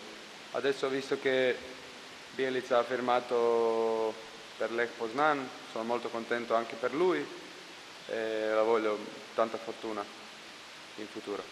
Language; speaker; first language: Italian; non-native, fluent; Croatian